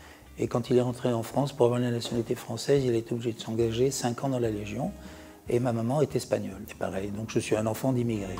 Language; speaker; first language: French; native; French